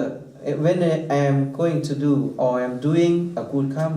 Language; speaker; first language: English; non-native, fluent; Thai